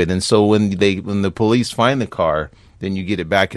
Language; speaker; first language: English; native; English